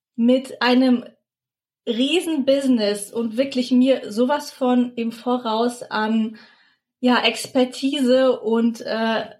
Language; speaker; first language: German; early bilingual, other home language; Russian